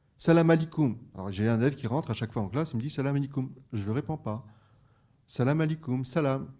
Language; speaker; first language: French; native; French